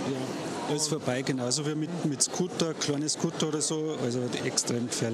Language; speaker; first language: German; native; German